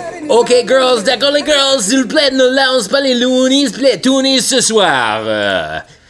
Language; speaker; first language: French; non-native, learner; English